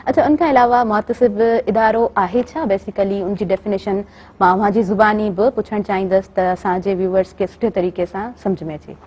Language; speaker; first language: Sindhi; native; Sindhi